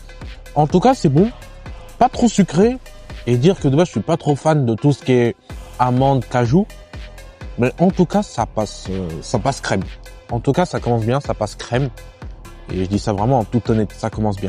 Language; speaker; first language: French; native; French